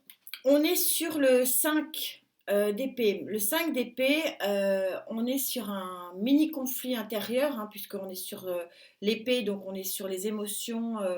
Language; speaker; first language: French; native; French